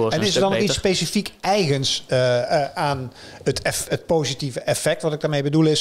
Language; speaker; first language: Dutch; native; Dutch